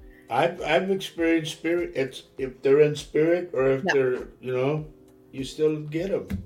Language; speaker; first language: English; native; English